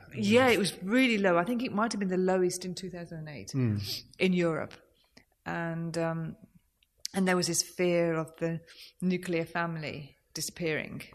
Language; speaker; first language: English; native; English